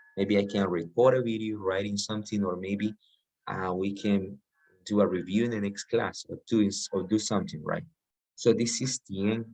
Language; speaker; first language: English; non-native, fluent; Spanish